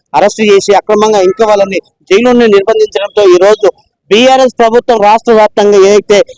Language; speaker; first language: Telugu; native; Telugu